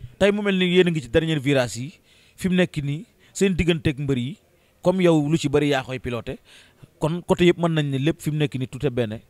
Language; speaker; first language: Wolof; native; Wolof